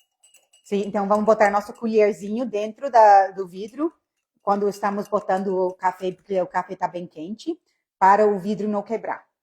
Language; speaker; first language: Portuguese; non-native, fluent; English